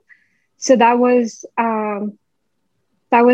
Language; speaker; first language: English; non-native, local second language; Hindi